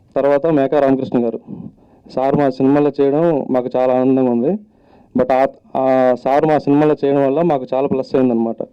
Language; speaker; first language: Telugu; native; Telugu